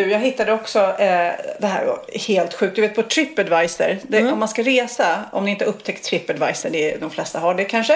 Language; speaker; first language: Swedish; native; Swedish